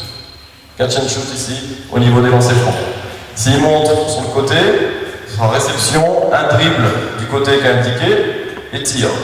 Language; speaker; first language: French; native; French